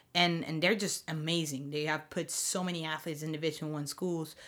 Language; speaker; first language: English; non-native, fluent; Spanish